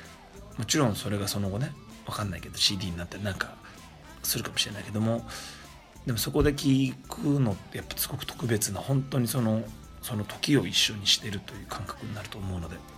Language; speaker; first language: Japanese; native; Japanese